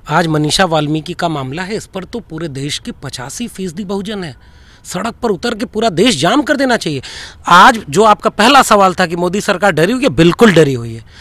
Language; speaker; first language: Hindi; native; Hindi